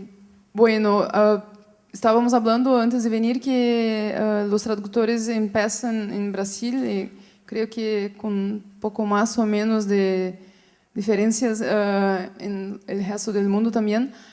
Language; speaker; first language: Spanish; non-native, fluent; Portuguese